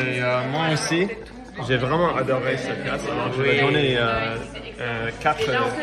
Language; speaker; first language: French; non-native, learner; English